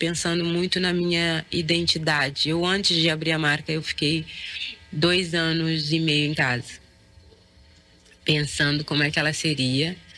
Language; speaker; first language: Portuguese; non-native, local second language; Kabuverdianu